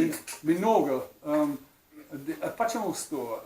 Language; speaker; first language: Russian; non-native, learner; English